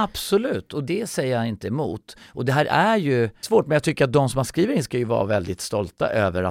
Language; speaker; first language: Swedish; native; Swedish